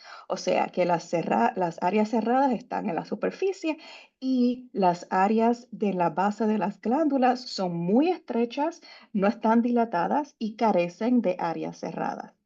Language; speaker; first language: Spanish; native; Spanish